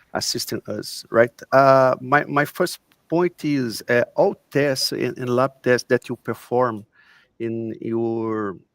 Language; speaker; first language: English; non-native, learner; Portuguese